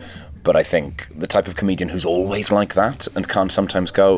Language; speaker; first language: English; non-native, local second language; Welsh